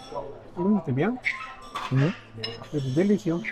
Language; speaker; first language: French; non-native, fluent; Spanish